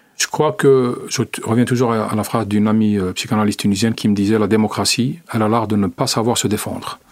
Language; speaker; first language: French; non-native, local second language; Arabic